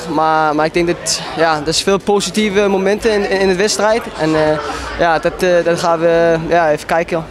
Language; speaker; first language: Dutch; non-native, fluent; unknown